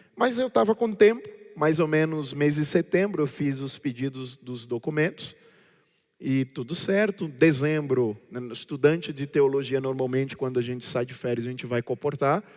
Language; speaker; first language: Portuguese; non-native, local second language; Kabuverdianu